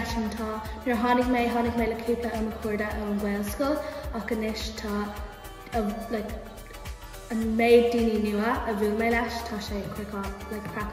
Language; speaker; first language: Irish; non-native, learner; English